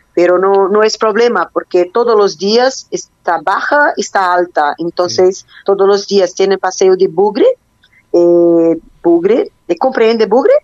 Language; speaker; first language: Spanish; non-native, learner; Portuguese